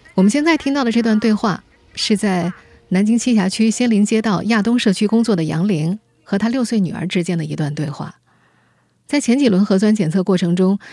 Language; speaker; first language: Chinese; native; Chinese